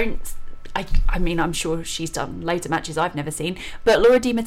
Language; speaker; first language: English; native; English